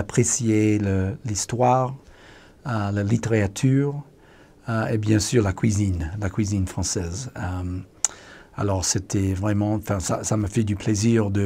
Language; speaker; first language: French; non-native, fluent; English